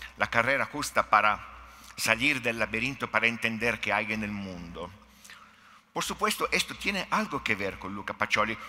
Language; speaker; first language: Spanish; non-native, fluent; Italian